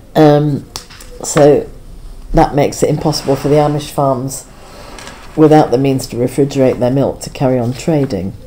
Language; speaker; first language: English; native; English